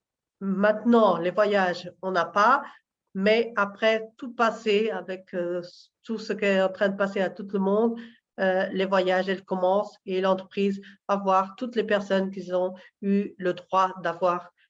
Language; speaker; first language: French; non-native, learner; Portuguese